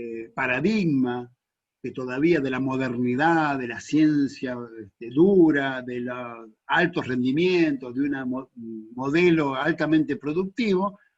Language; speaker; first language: Spanish; native; Spanish